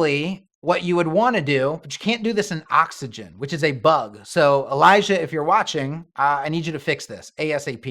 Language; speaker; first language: English; native; English